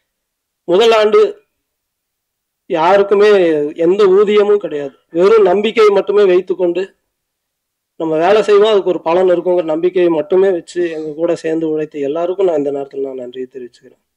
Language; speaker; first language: Tamil; native; Tamil